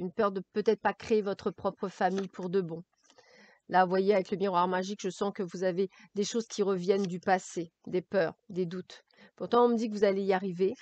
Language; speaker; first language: French; native; French